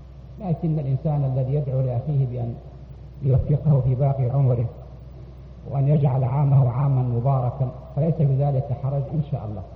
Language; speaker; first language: Arabic; native; Arabic